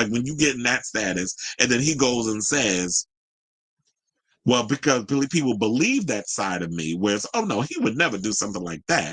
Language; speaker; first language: English; native; English